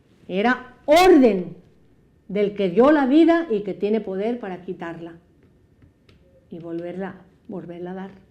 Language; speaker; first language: Spanish; native; Spanish